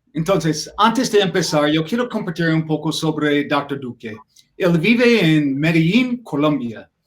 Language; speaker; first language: Spanish; non-native, learner; English